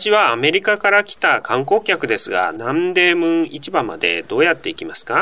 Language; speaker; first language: Japanese; native; Japanese